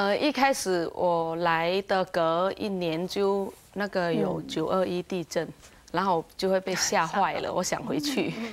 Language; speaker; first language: Chinese; non-native, fluent; Vietnamese